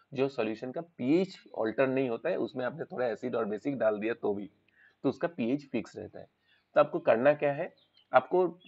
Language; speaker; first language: Hindi; non-native, local second language; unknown